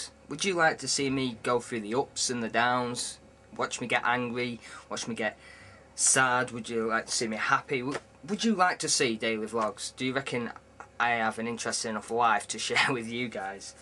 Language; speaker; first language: English; native; English